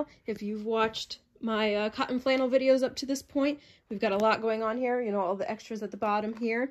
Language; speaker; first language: English; native; English